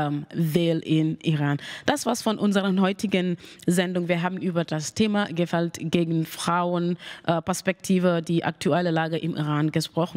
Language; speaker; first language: German; non-native, learner; Mandingo